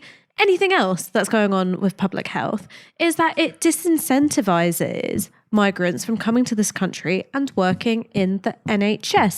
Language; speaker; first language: English; native; English